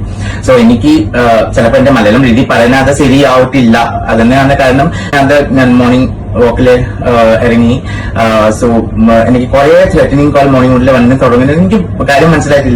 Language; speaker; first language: Malayalam; non-native, fluent; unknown